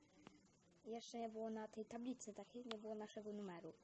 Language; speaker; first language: Polish; native; Polish